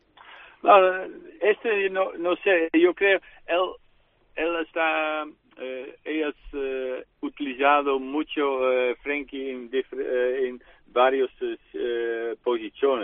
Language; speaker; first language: Spanish; non-native, fluent; Dutch